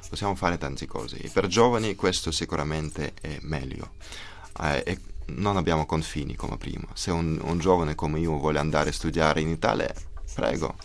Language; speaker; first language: Italian; non-native, learner; Russian